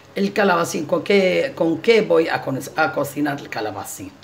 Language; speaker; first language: Spanish; non-native, fluent; Arabic